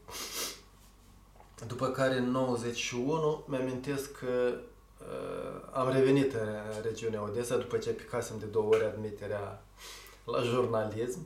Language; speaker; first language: Romanian; native; Romanian